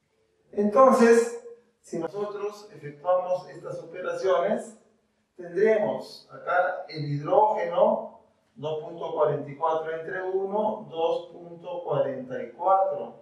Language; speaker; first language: Spanish; native; Spanish